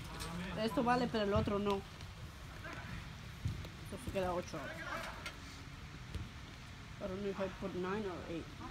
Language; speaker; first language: Spanish; early bilingual, heritage; Spanish